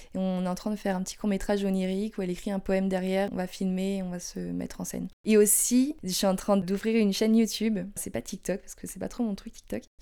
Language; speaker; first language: French; native; French